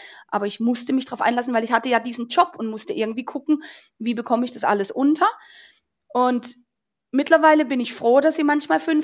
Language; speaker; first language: German; native; German